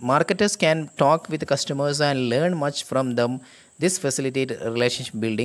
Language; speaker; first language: English; non-native, local second language; Malayalam